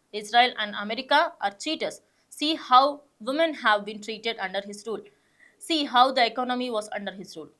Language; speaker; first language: English; non-native, local second language; Telugu